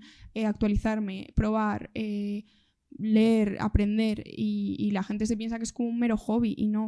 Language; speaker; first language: Spanish; native; Spanish